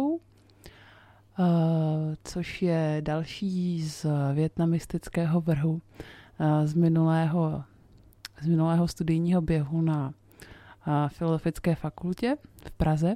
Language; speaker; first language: Czech; native; Czech